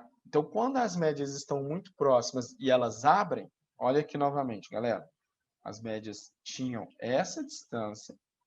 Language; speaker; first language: Portuguese; native; Portuguese